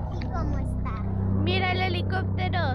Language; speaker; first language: Spanish; early bilingual, heritage; Spanish